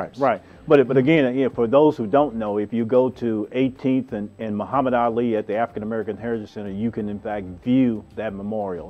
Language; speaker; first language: English; native; English